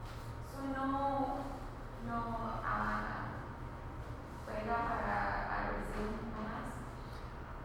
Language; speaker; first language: Spanish; non-native, learner; English